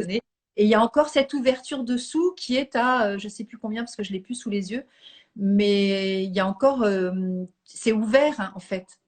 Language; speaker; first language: French; native; French